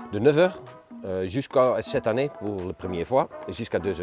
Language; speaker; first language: French; non-native, learner; Dutch